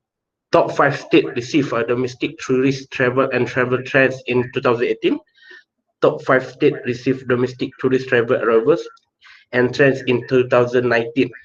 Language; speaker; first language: English; non-native, local second language; Malay